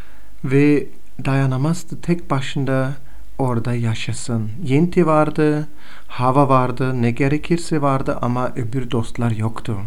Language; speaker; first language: Turkish; non-native, fluent; Bulgarian